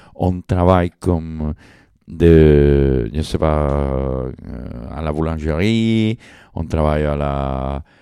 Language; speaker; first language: French; non-native, fluent; Spanish